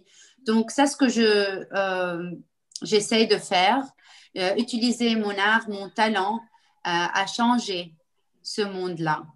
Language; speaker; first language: French; non-native, local second language; Arabic